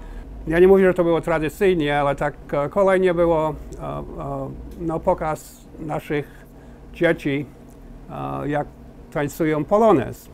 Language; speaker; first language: Polish; early bilingual, heritage; Polish